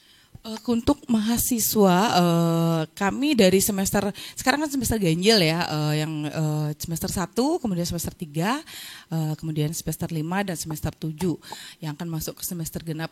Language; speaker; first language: Indonesian; native; Indonesian